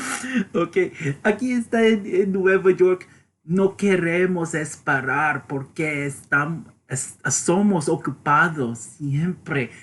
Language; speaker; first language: Spanish; non-native, learner; English